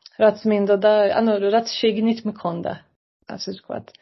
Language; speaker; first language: Georgian; early bilingual, heritage; Georgian